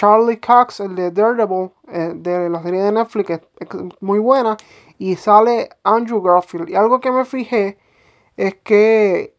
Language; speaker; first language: Spanish; native; Spanish